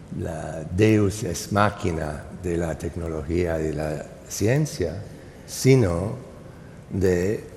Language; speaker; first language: Spanish; non-native, fluent; English